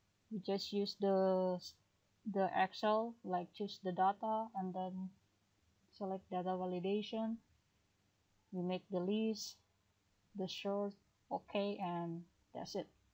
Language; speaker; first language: English; non-native, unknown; Indonesian